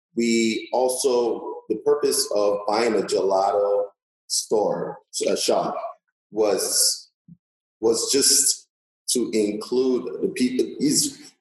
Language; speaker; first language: English; non-native, local second language; Yoruba